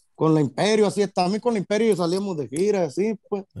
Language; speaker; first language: Spanish; early bilingual, heritage; Spanish